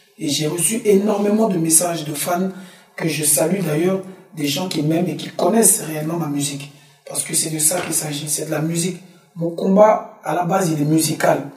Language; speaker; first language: French; early bilingual, other home language; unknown